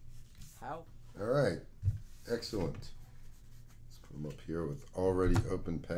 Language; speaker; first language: English; native; English